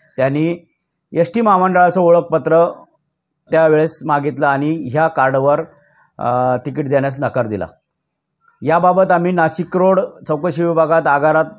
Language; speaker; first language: Marathi; native; Marathi